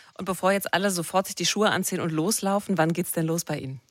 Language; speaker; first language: German; native; German